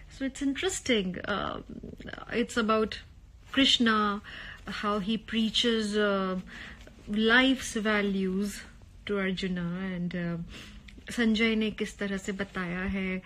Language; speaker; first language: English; non-native, local second language; Hindi